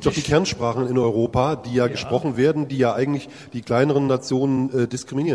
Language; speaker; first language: German; native; German